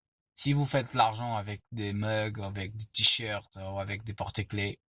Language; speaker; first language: French; non-native, fluent; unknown